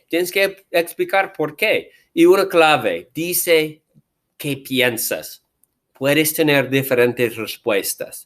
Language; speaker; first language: Spanish; non-native, fluent; English